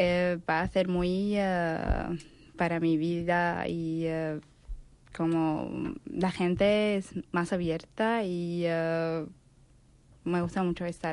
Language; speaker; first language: Spanish; non-native, learner; Arabic